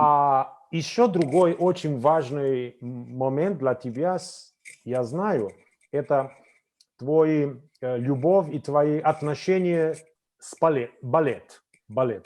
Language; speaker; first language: Russian; non-native, fluent; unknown